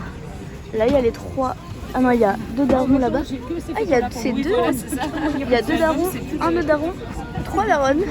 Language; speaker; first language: French; native; French